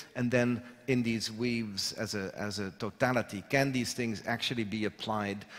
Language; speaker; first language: English; non-native, fluent; Dutch